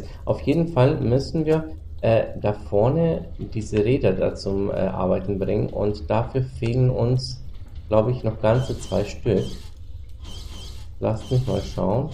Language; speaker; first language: German; native; German